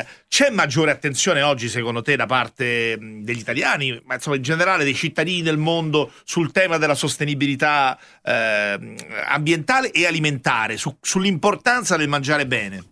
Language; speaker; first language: Italian; native; Italian